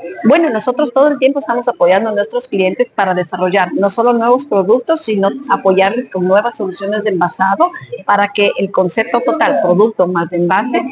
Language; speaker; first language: Spanish; native; Spanish